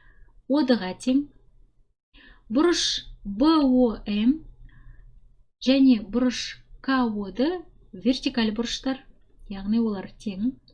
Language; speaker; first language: Kazakh; native; Kazakh